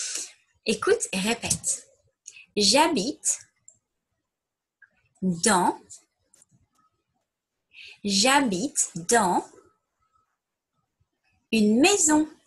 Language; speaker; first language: French; non-native, fluent; English